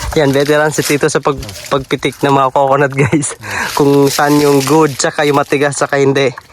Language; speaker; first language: Filipino; non-native, local second language; Cebuano